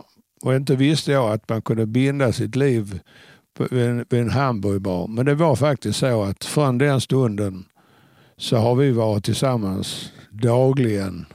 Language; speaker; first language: Swedish; native; Swedish